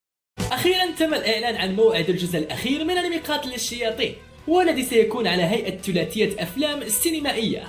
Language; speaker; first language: Arabic; native; Arabic